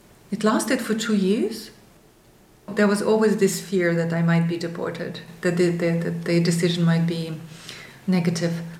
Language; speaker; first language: English; non-native, fluent; Russian